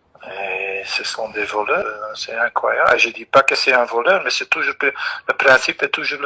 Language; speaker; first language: French; non-native, local second language; Dutch